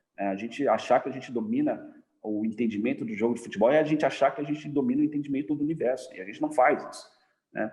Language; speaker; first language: Portuguese; native; Portuguese